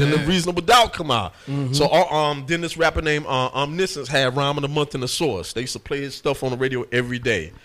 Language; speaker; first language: English; native; English